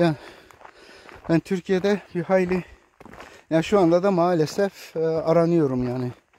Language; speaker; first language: Turkish; native; Turkish